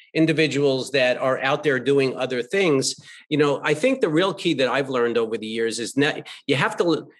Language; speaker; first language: English; native; English